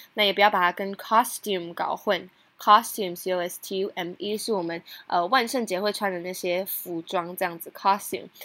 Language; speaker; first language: Chinese; native; Chinese